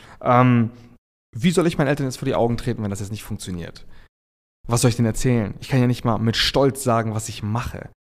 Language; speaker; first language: German; early bilingual, other home language; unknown